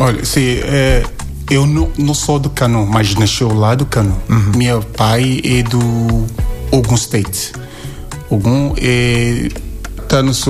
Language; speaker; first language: Portuguese; non-native, learner; Yoruba